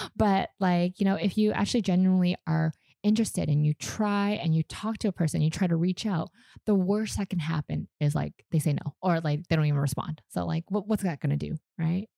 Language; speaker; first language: English; non-native, fluent; Vietnamese